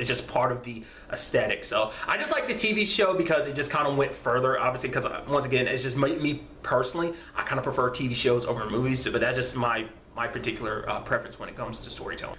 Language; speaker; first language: English; native; English